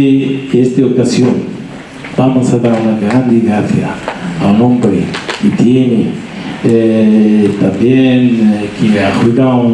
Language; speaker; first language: Spanish; non-native, learner; Arabic